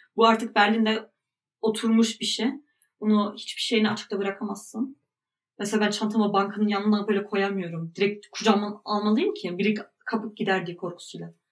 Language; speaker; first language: Turkish; early bilingual, heritage; Turkish